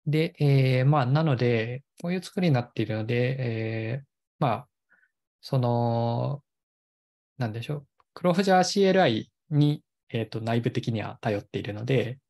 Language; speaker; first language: Japanese; native; Japanese